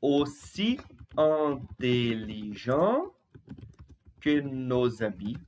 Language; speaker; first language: French; non-native, fluent; Portuguese